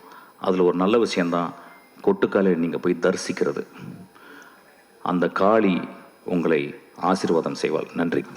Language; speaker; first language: Tamil; native; Tamil